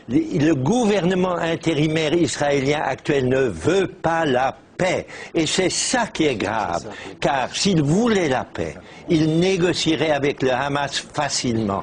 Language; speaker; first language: French; native; French